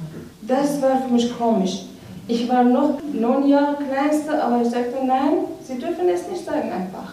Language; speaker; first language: German; non-native, learner; Persian